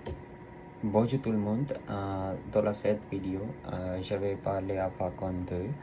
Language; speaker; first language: French; non-native, learner; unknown